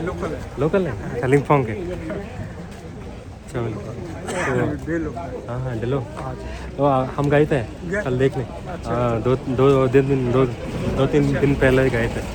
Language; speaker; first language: Hindi; non-native, fluent; Telugu